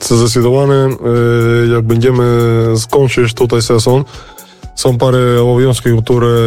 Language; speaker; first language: Polish; non-native, learner; Spanish